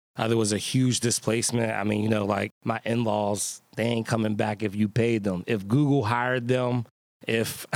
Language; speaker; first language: English; native; English